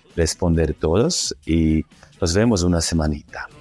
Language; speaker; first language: Spanish; non-native, learner; Slovak